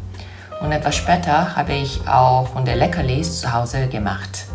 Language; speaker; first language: German; non-native, fluent; Korean